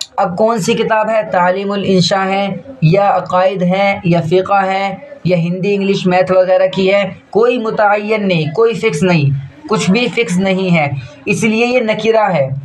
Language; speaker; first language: Urdu; native; Urdu